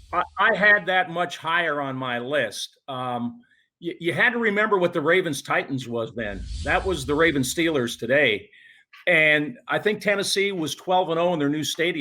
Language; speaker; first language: English; native; English